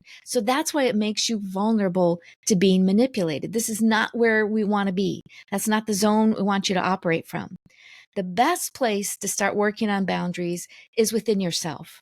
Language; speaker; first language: English; native; English